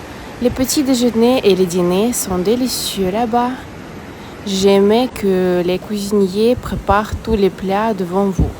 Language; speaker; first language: French; non-native, fluent; Russian